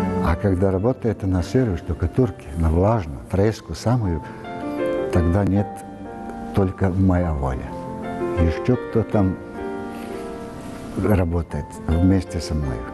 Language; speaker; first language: Russian; non-native, learner; Serbian